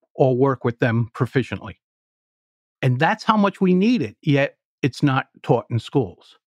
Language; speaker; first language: English; native; English